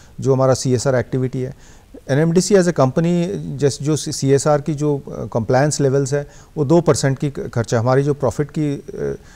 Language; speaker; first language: Hindi; non-native, local second language; Bangla